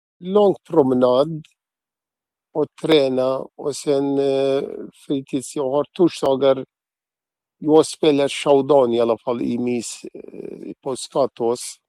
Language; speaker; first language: Swedish; non-native, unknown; Arabic